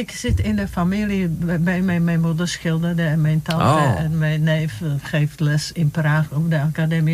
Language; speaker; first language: Dutch; non-native, fluent; Czech